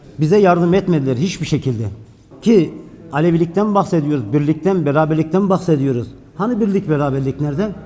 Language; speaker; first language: Turkish; native; Turkish